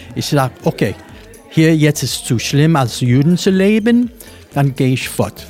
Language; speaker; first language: German; non-native, learner; English